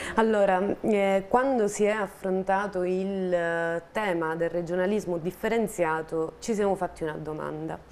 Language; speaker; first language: Italian; native; Italian